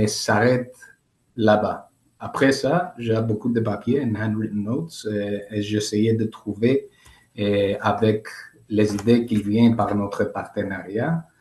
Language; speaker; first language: French; non-native, learner; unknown